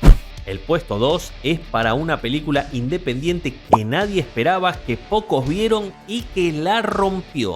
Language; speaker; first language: Spanish; native; Spanish